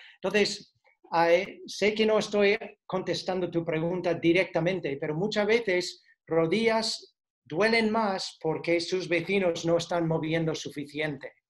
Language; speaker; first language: Spanish; non-native, fluent; English